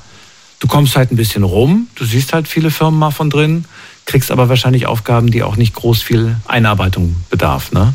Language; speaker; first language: German; native; German